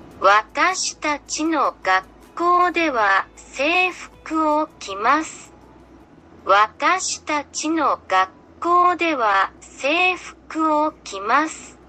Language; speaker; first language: Japanese; non-native, learner; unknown